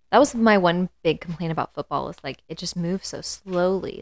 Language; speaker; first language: English; native; English